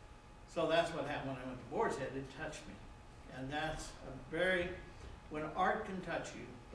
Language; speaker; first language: English; native; English